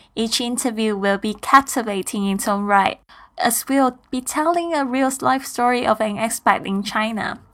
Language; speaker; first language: English; non-native, fluent; Chinese